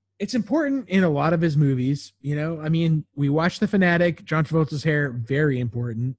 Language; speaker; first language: English; native; English